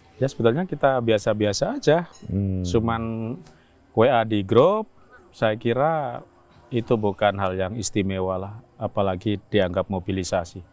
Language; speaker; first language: Indonesian; non-native, local second language; Javanese